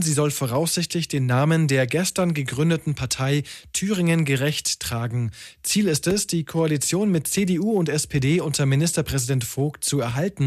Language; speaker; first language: German; native; German